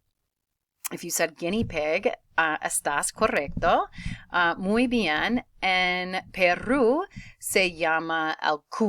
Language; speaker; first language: Spanish; non-native, learner; English